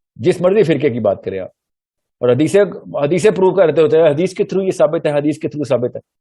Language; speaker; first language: Urdu; early bilingual, heritage; Urdu